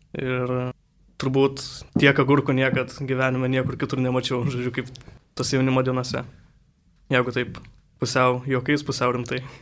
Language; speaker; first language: Lithuanian; native; Lithuanian